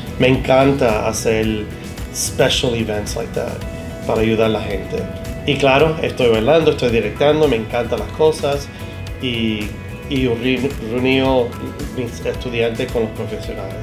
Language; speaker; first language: Spanish; early bilingual, heritage; Spanish